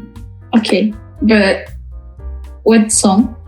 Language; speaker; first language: English; non-native, fluent; Russian